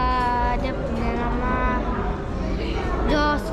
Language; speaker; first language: Indonesian; early bilingual, other home language; English